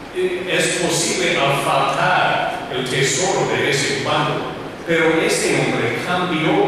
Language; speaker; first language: Spanish; non-native, learner; English